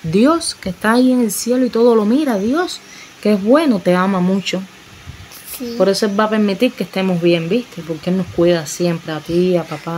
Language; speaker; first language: Spanish; native; Spanish